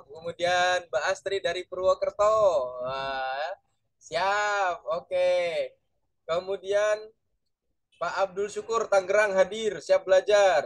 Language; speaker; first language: Indonesian; native; Indonesian